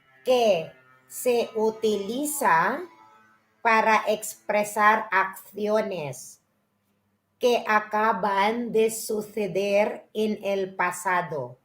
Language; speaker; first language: Spanish; non-native, fluent; Filipino